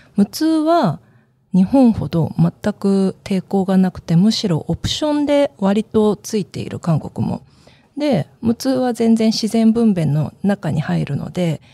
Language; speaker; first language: Japanese; early bilingual, other home language; Korean